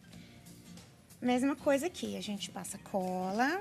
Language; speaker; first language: Portuguese; native; Portuguese